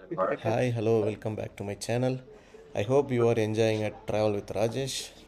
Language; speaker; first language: English; non-native, local second language; Tamil